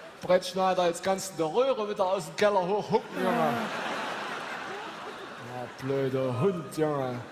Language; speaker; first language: German; native; German